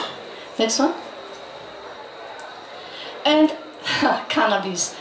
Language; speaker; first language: English; non-native, fluent; Polish